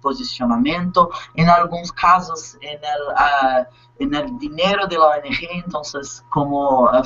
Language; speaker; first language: Spanish; non-native, learner; Portuguese